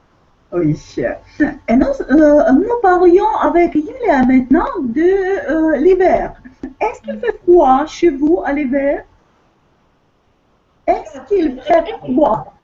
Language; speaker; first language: French; non-native, fluent; Russian